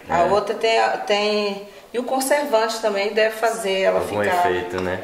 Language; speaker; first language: Portuguese; native; Portuguese